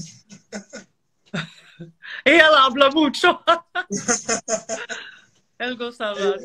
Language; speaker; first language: Spanish; non-native, learner; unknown